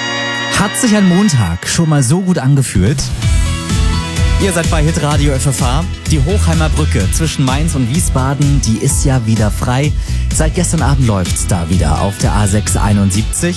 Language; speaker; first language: German; native; German